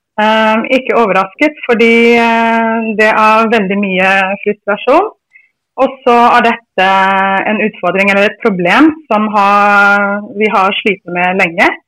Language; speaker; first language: Norwegian; non-native, fluent; English